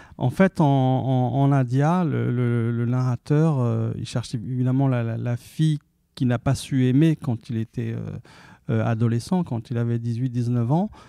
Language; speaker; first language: French; early bilingual, other home language; Arabic